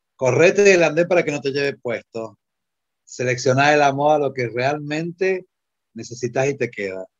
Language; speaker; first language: Spanish; non-native, fluent; Italian